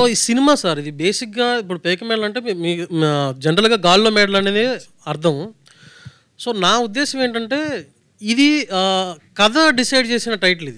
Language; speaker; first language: Telugu; native; Telugu